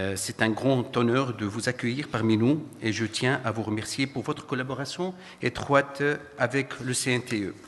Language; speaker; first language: French; non-native, local second language; Arabic